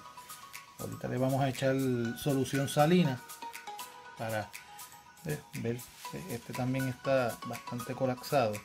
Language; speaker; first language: Spanish; native; Spanish